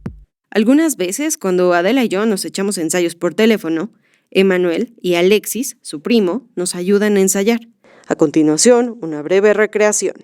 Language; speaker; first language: Spanish; native; Spanish